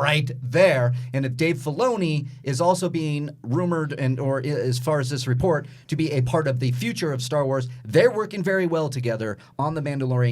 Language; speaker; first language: English; native; English